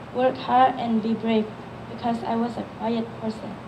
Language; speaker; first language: English; early bilingual, other home language; Burmese